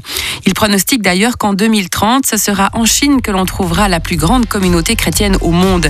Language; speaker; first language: French; native; French